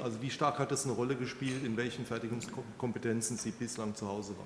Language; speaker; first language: German; native; German